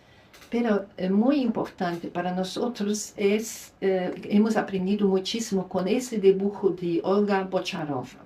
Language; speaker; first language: Spanish; non-native, fluent; Luxembourgish